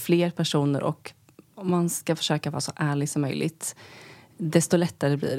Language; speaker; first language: Swedish; native; Swedish